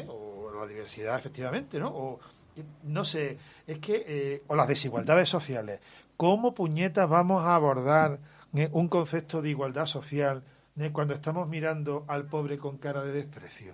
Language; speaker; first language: Spanish; native; Spanish